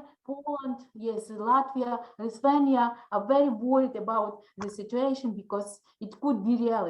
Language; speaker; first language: English; non-native, learner; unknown